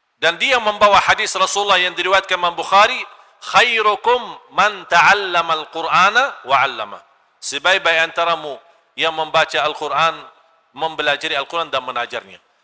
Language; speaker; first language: Malay; non-native, fluent; Arabic